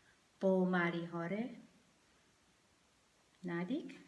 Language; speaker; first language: Slovak; non-native, learner; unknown